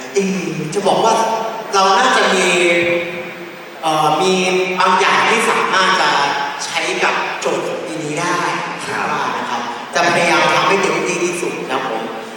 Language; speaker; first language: Thai; native; Thai